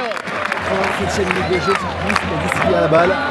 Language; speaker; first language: French; native; French